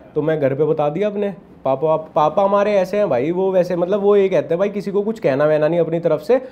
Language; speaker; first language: Hindi; native; Hindi